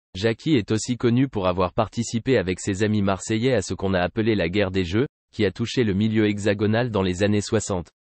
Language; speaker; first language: French; native; French